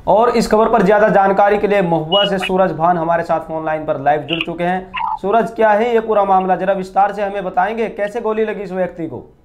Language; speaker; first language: Hindi; native; Hindi